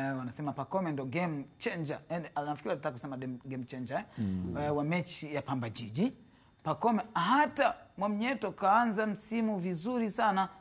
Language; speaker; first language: Swahili; native; Swahili